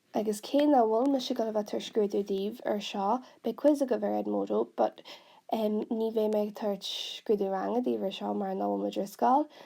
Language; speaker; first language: Irish; non-native, local second language; English